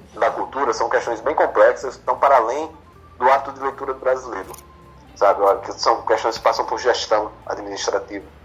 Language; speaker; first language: Portuguese; native; Portuguese